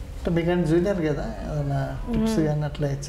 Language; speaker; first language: Telugu; native; Telugu